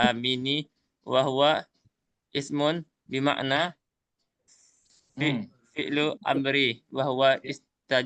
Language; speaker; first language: Arabic; non-native, learner; Indonesian